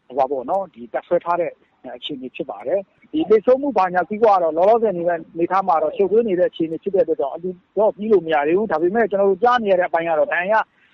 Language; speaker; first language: Burmese; native; Burmese